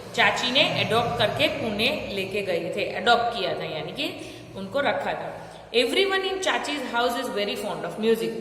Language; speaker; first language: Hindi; non-native, local second language; Gujarati